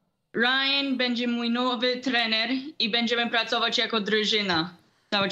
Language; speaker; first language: Polish; early bilingual, heritage; Polish